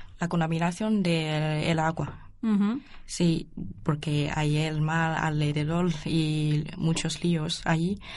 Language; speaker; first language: Spanish; non-native, learner; Chinese